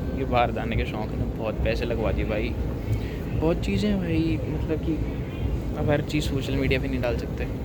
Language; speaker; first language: Hindi; native; Hindi